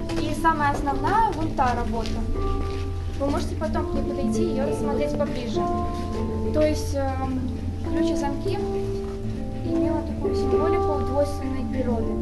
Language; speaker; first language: Russian; native; Russian